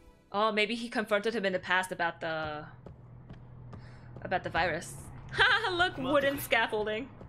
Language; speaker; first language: English; native; English